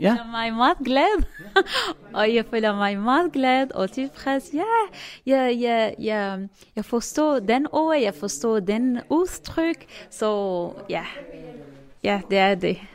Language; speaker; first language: Norwegian; non-native, learner; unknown